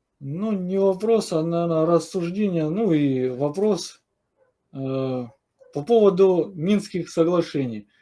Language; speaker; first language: Russian; native; Russian